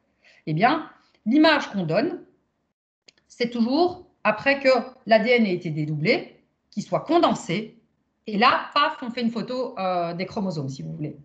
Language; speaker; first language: French; native; French